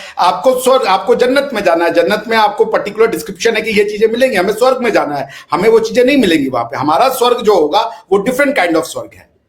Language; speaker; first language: Hindi; native; Hindi